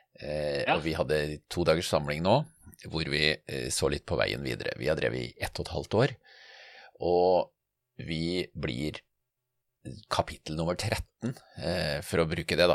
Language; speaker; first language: Norwegian; native; Norwegian